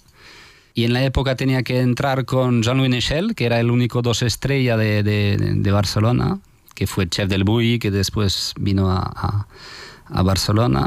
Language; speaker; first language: Spanish; non-native, fluent; French